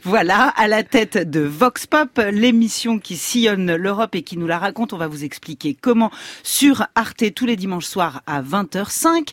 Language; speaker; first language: French; native; French